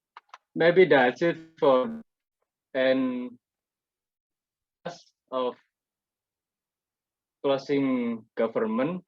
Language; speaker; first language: English; non-native, learner; Indonesian